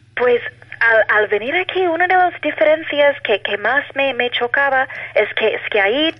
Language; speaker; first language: Spanish; non-native, fluent; English